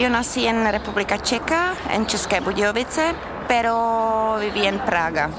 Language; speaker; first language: Spanish; non-native, learner; Czech